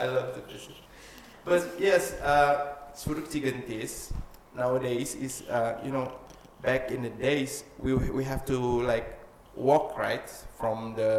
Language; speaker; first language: English; non-native, learner; Indonesian